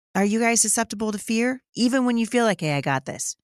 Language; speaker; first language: English; native; English